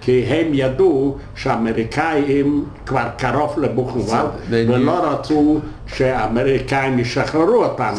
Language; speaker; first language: Hebrew; non-native, fluent; Yiddish